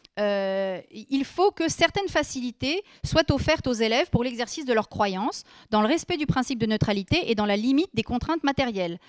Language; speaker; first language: French; native; French